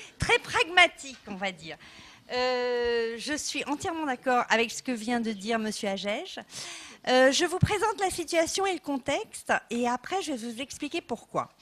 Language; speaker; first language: French; non-native, fluent; English